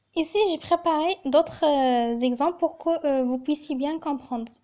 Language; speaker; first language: French; non-native, local second language; Arabic